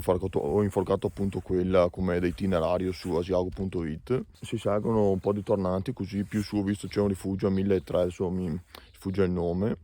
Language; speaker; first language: Italian; native; Italian